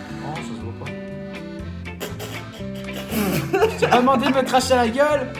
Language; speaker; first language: French; native; French